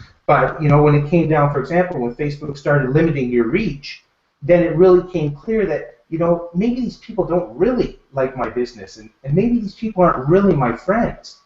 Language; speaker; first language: English; native; English